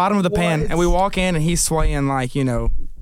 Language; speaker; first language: English; native; English